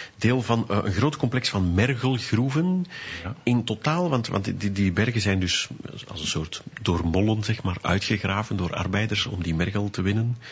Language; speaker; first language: Dutch; native; Dutch